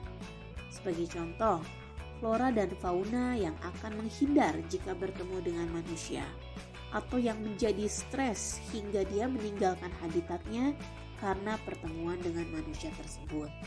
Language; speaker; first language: Indonesian; native; Indonesian